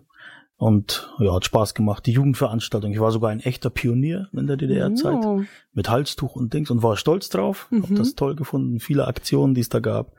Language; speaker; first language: German; native; German